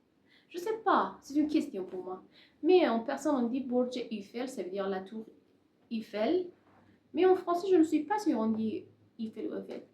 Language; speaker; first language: French; non-native, learner; Persian